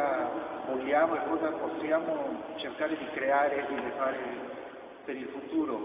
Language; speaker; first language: Italian; non-native, fluent; Spanish